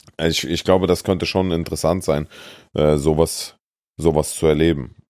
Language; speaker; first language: German; early bilingual, other home language; Russian